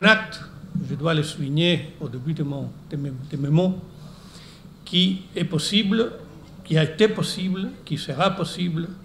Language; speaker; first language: French; non-native, fluent; Spanish